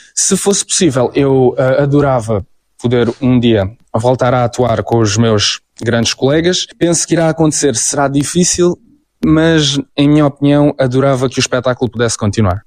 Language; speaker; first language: Portuguese; native; Portuguese